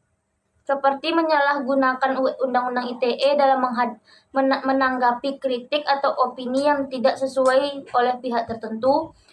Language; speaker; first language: Indonesian; native; Indonesian